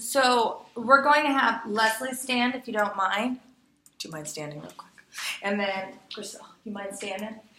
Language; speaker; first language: English; non-native, fluent; Spanish